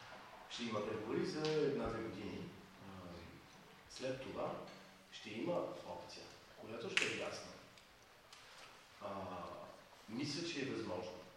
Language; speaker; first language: Bulgarian; non-native, fluent; French